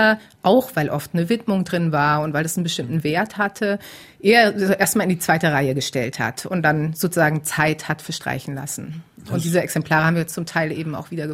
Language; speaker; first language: German; native; German